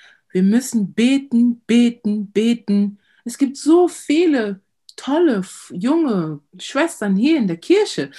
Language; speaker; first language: German; early bilingual, other home language; Lingala